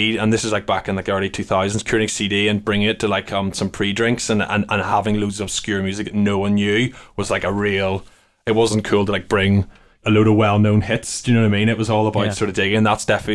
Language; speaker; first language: English; native; English